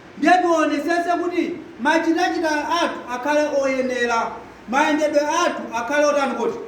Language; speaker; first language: Nyanja; non-native, local second language; Tumbuka